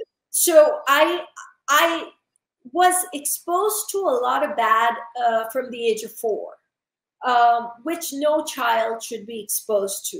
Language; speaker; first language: English; early bilingual, other home language; Urdu